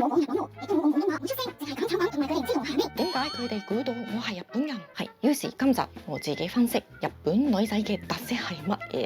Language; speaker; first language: Cantonese; non-native, fluent; Japanese